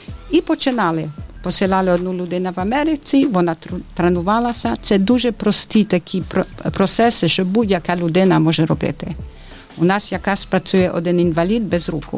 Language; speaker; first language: Ukrainian; early bilingual, heritage; Ukrainian